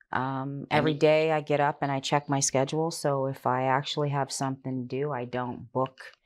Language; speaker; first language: English; native; English